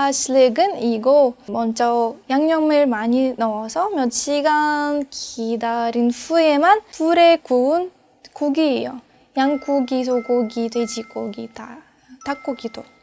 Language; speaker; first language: Korean; non-native, fluent; Russian